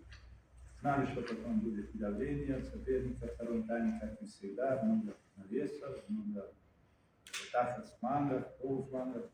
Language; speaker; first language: Russian; non-native, fluent; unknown